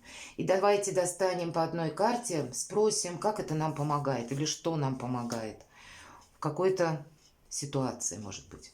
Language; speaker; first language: Russian; native; Russian